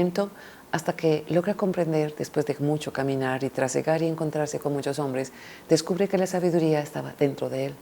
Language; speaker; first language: Spanish; native; Spanish